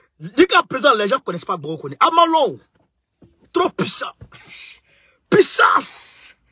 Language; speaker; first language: French; non-native, local second language; Bambara